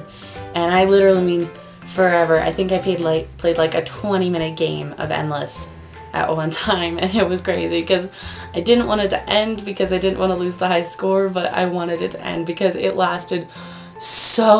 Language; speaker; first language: English; native; English